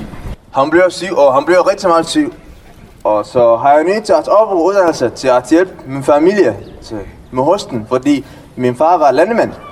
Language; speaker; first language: Danish; non-native, learner; Tigrinya